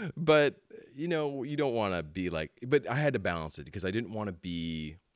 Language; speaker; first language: English; early bilingual, other home language; Filipino